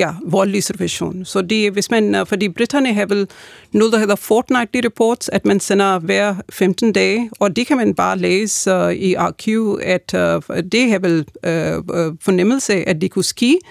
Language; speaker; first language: Danish; non-native, fluent; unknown